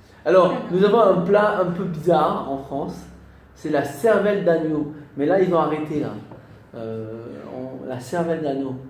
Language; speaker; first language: French; non-native, fluent; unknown